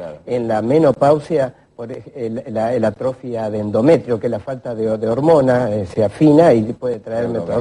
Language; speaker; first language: Spanish; native; Spanish